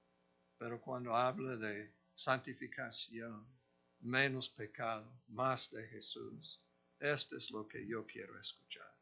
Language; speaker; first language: Spanish; non-native, fluent; English